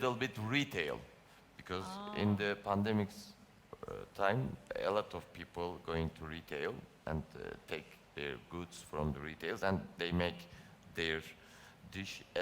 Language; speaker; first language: English; non-native, learner; Turkish